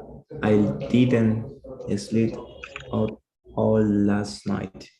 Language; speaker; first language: English; non-native, learner; Spanish